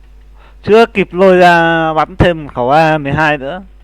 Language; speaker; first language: Vietnamese; native; Vietnamese